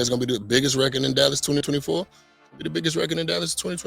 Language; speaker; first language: English; native; English